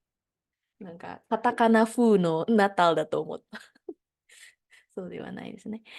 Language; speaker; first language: Japanese; non-native, fluent; Indonesian